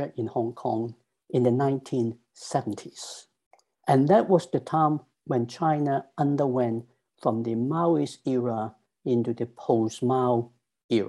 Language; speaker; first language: English; non-native, local second language; Cantonese